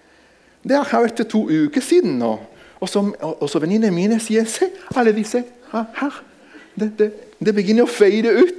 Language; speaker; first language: Norwegian; non-native, fluent; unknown